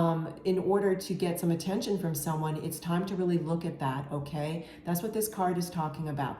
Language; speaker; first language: English; native; English